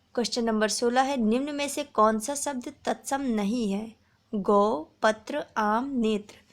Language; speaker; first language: Hindi; native; Hindi